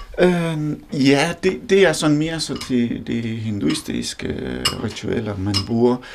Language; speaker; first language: Danish; non-native, fluent; Hindi